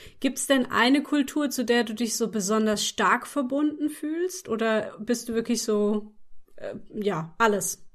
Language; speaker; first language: German; native; German